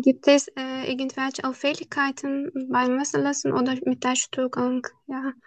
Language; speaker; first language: German; non-native, learner; Turkish